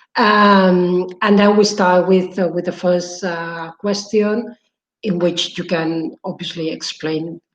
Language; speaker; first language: English; non-native, fluent; Catalan